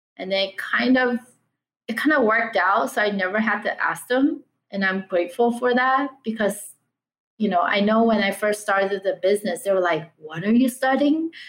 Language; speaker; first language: English; early bilingual, other home language; Chinese